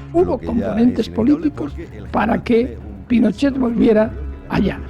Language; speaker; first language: Spanish; native; Spanish